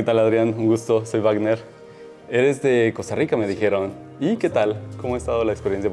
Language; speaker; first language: Spanish; native; Spanish